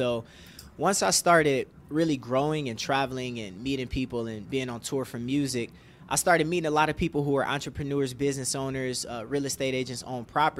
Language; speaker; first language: English; native; English